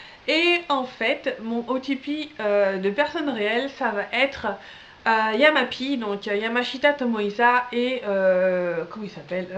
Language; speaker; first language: French; native; French